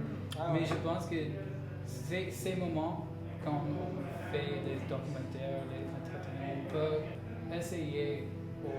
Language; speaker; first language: French; non-native, learner; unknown